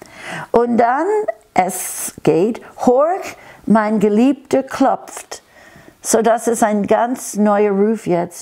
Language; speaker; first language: German; non-native, fluent; English